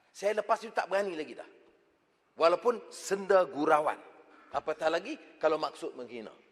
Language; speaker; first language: Malay; native; Malay